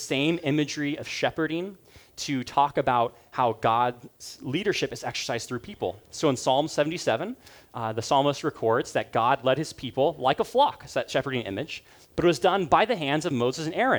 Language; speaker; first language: English; native; English